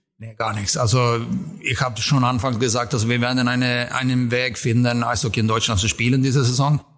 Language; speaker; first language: German; non-native, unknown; Swedish